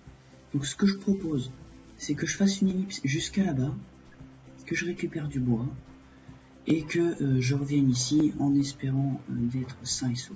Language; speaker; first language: French; native; French